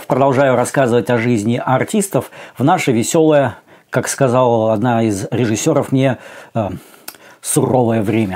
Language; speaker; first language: Russian; native; Russian